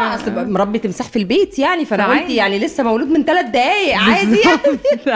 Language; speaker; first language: Arabic; native; Arabic